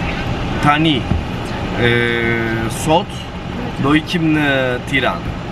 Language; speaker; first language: Albanian; non-native, learner; Turkish